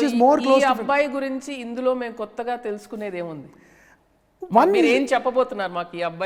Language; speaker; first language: Telugu; native; Telugu